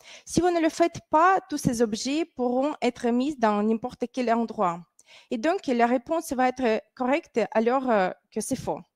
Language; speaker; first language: French; non-native, fluent; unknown